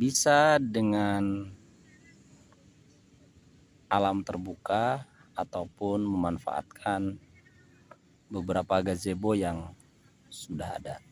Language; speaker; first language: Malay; non-native, local second language; Sundanese